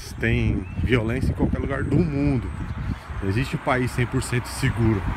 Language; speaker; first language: Portuguese; native; Portuguese